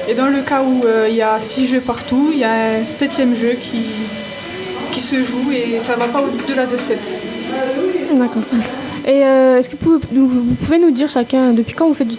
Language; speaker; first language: French; native; French